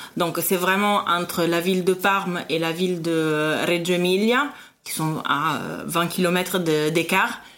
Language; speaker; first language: French; non-native, fluent; Italian